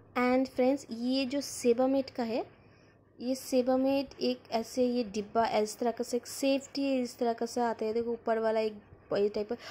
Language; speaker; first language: Hindi; non-native, local second language; Bangla